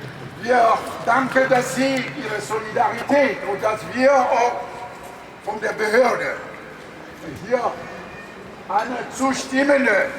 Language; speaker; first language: German; non-native, learner; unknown